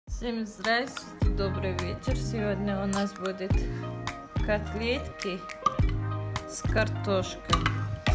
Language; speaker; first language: Russian; non-native, learner; Tajik